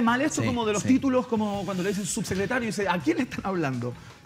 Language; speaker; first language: Spanish; native; Spanish